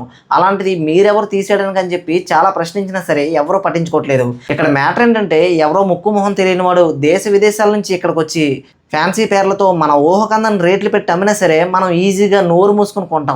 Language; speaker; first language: Telugu; native; Telugu